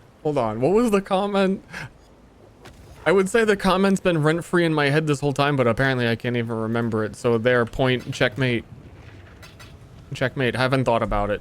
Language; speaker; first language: English; native; English